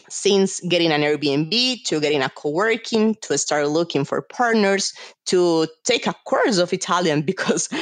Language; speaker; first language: English; non-native, fluent; Spanish